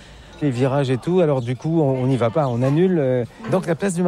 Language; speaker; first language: French; native; French